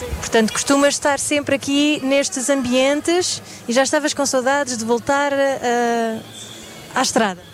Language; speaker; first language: Portuguese; native; Portuguese